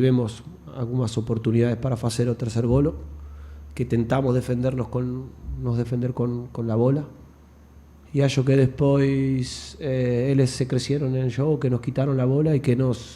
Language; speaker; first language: Portuguese; non-native, fluent; Spanish